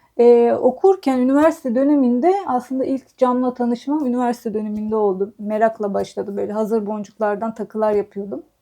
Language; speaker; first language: Turkish; native; Turkish